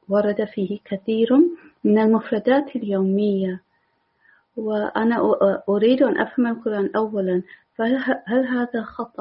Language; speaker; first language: Arabic; non-native, learner; English